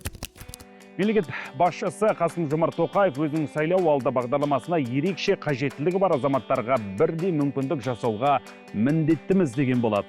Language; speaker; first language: Kazakh; native; Kazakh